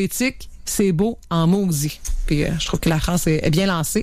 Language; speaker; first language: French; native; French